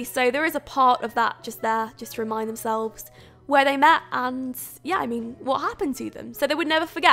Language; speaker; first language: English; native; English